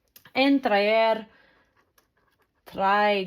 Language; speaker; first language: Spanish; non-native, fluent; English